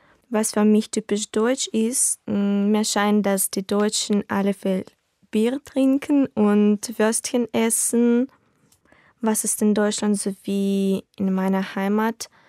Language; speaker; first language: German; non-native, learner; Russian